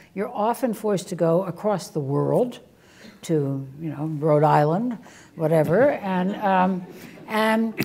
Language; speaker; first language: English; native; English